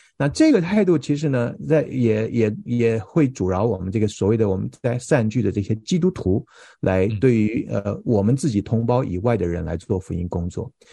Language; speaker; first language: Chinese; early bilingual, heritage; Chinese